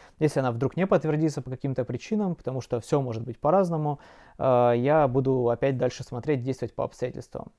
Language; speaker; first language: Russian; native; Russian